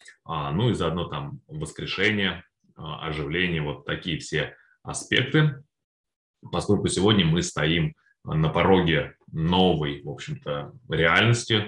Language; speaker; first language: Russian; native; Russian